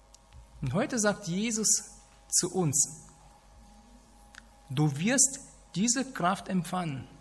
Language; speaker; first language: German; non-native, fluent; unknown